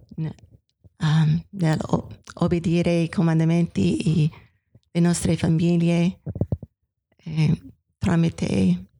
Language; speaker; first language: Italian; non-native, fluent; English